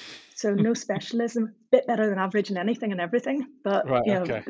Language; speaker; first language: English; native; English